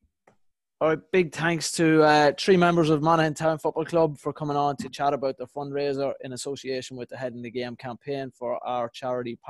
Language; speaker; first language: English; native; English